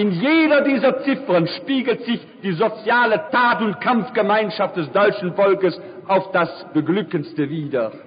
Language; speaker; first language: German; native; German